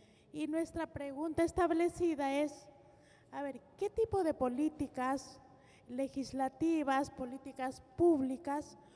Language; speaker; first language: Spanish; native; Spanish